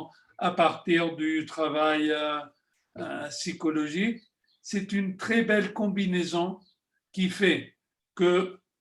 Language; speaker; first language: French; non-native, fluent; Spanish